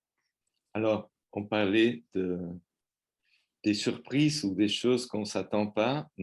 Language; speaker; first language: French; non-native, fluent; Spanish